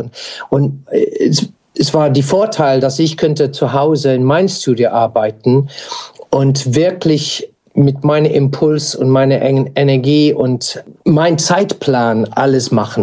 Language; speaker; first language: German; non-native, fluent; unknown